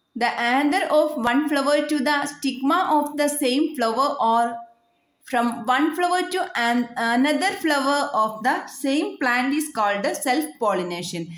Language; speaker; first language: English; non-native, local second language; Malayalam